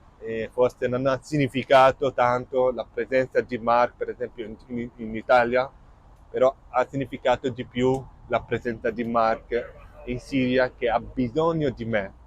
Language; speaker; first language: Italian; non-native, fluent; Arabic